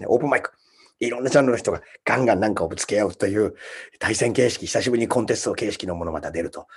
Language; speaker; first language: Japanese; native; Japanese